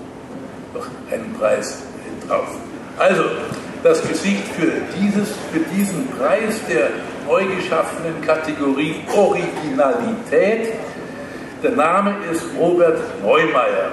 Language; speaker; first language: German; native; German